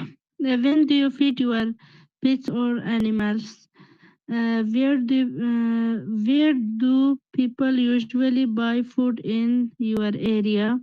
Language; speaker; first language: English; non-native, learner; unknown